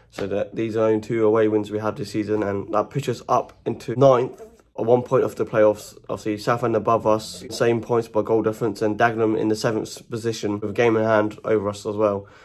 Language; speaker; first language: English; native; English